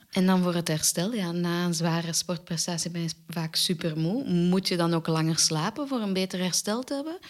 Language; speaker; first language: Dutch; native; Dutch